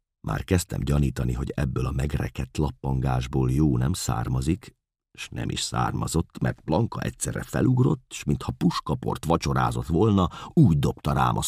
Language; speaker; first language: Hungarian; native; Hungarian